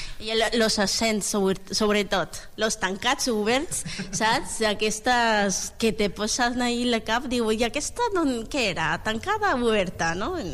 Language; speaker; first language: Catalan; non-native, learner; Spanish